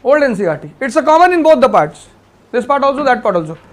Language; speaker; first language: English; non-native, local second language; Hindi